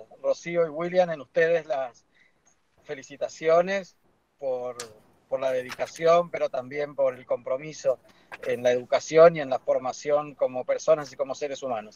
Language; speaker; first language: Spanish; native; Spanish